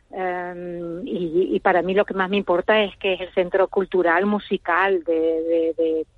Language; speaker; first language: Spanish; native; Spanish